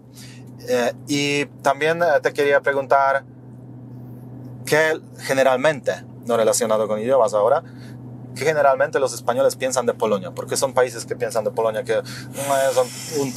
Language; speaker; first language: Spanish; non-native, fluent; Polish